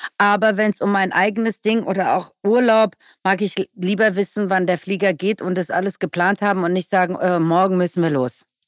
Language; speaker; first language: German; early bilingual, other home language; Persian